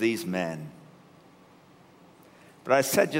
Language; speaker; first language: English; native; English